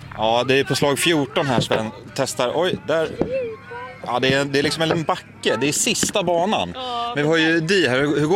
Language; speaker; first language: Swedish; native; Swedish